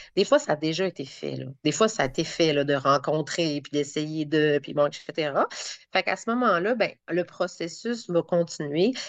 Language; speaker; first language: French; native; French